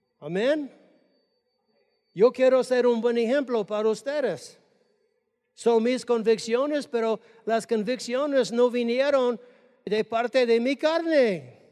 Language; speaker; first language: Spanish; non-native, fluent; English